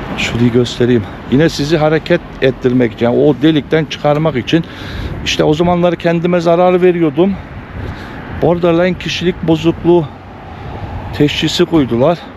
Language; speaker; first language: Turkish; early bilingual, heritage; Turkish